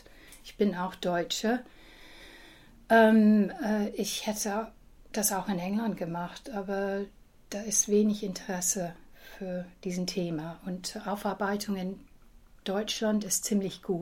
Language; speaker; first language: German; early bilingual, heritage; English